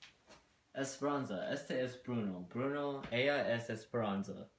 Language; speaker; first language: Spanish; non-native, learner; English